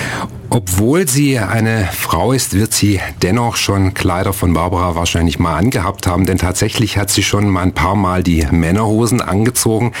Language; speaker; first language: German; native; German